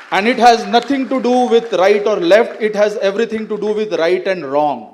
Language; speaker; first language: English; non-native, local second language; Marathi